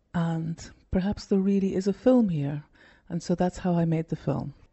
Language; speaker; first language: English; native; English